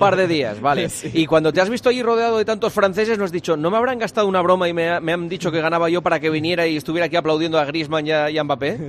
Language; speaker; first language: Spanish; native; Spanish